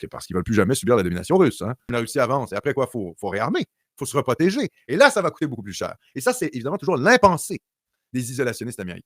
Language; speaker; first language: French; native; French